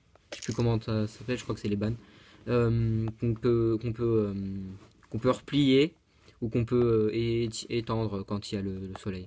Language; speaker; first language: French; native; French